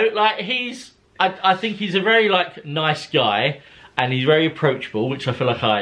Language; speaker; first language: English; native; English